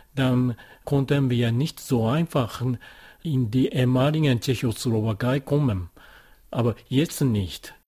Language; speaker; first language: German; non-native, fluent; Japanese